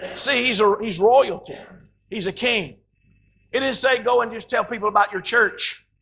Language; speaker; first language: English; native; English